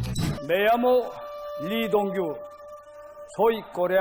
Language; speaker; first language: Spanish; non-native, learner; Korean